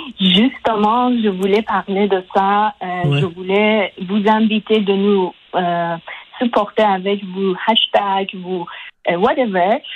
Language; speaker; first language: French; non-native, local second language; Persian